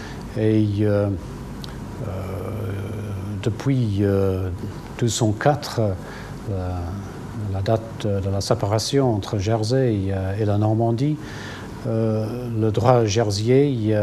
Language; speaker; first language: French; non-native, local second language; English